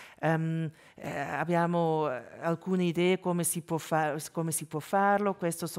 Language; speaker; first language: Italian; non-native, local second language; German